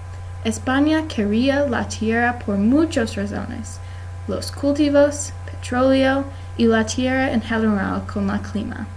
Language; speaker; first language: Spanish; non-native, learner; English